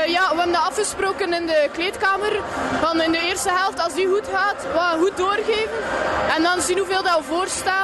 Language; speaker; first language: Dutch; native; Dutch